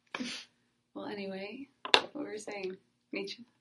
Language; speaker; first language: English; non-native, fluent; Dutch